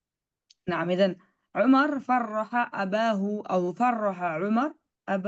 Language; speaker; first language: Arabic; non-native, fluent; Indonesian